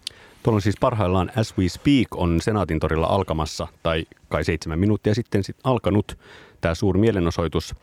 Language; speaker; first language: Finnish; native; Finnish